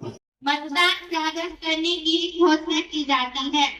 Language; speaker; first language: Hindi; native; Hindi